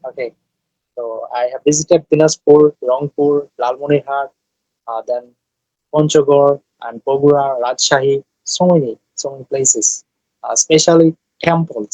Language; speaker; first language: English; non-native, learner; Bangla